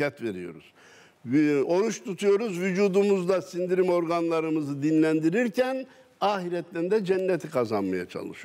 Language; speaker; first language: Turkish; native; Turkish